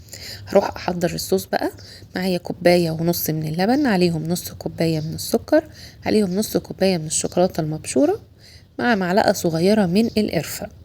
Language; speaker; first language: Arabic; native; Arabic